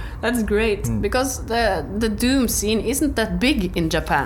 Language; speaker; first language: English; non-native, learner; Norwegian